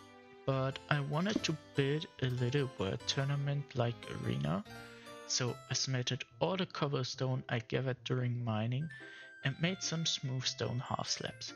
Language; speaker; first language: English; non-native, fluent; German